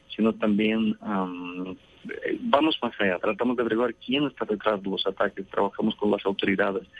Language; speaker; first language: Spanish; non-native, fluent; Russian